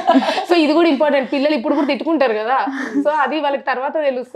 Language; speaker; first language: Telugu; native; Telugu